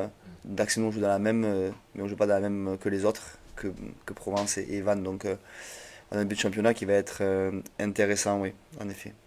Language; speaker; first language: French; native; French